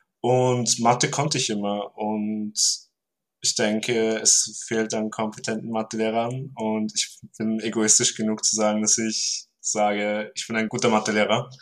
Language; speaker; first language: German; early bilingual, other home language; Turkish